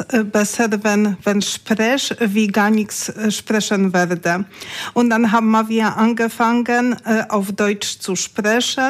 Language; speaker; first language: German; non-native, learner; Polish